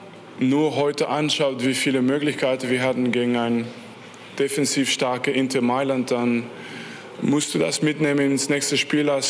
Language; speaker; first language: German; non-native, fluent; French